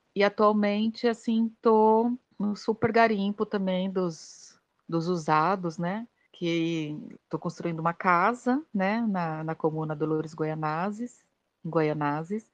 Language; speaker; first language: Portuguese; native; Portuguese